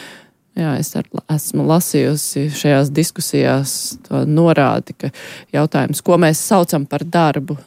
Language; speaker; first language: Latvian; native; Latvian